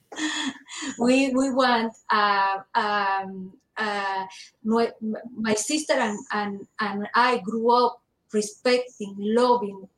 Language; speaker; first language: English; non-native, learner; Spanish